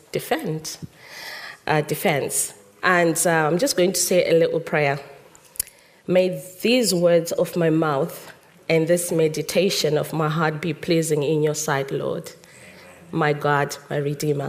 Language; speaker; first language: English; non-native, local second language; Shona